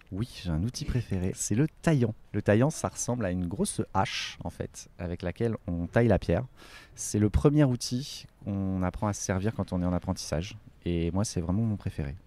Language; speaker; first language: French; native; French